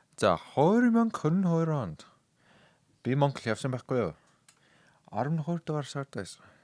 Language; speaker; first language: Mongolian; non-native, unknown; English